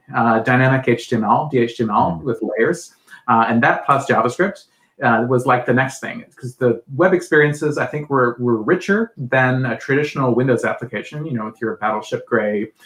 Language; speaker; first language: English; native; English